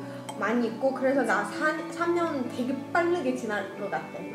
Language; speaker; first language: Korean; non-native, learner; Chinese